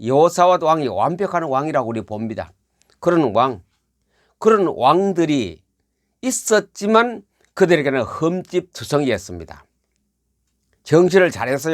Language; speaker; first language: Korean; native; Korean